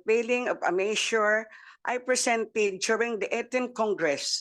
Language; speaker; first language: English; non-native, local second language; Waray